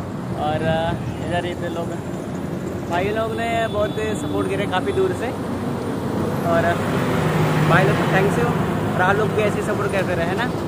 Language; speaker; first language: Hindi; native; Hindi